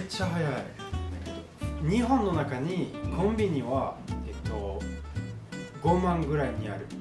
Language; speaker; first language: Japanese; non-native, learner; French